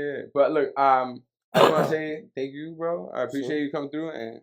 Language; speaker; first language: English; native; English